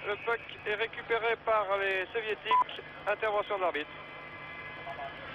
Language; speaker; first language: French; native; French